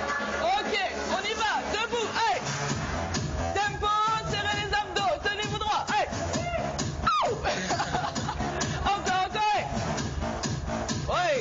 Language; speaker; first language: French; native; French